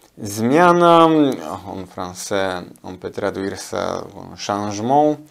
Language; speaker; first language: French; non-native, learner; Polish